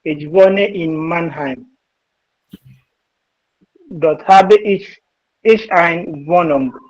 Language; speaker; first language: German; non-native, learner; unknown